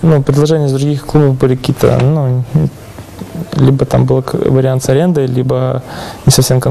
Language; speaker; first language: Polish; non-native, learner; Russian